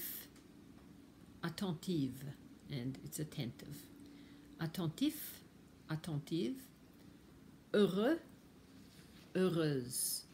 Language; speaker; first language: French; non-native, fluent; English